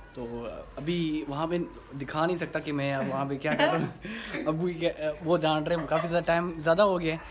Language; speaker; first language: Urdu; non-native, local second language; Sindhi